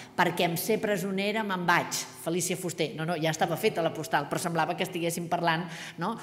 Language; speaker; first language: Catalan; native; Catalan